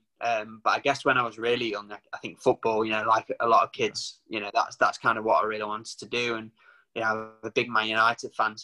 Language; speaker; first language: English; native; English